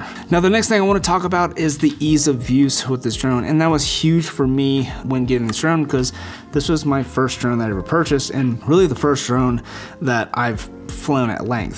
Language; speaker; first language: English; native; English